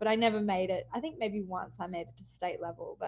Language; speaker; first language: English; native; English